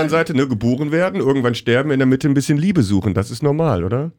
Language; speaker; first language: German; native; German